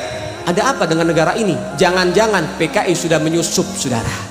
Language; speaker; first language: Indonesian; native; Indonesian